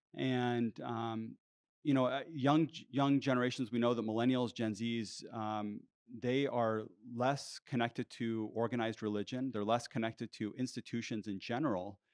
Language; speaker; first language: English; early bilingual, heritage; English